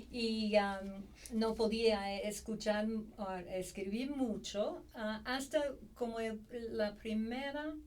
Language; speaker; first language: Spanish; non-native, fluent; English